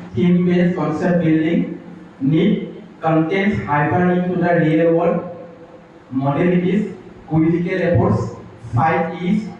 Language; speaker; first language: English; non-native, local second language; Assamese